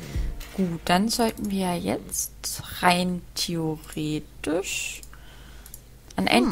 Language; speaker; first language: German; native; German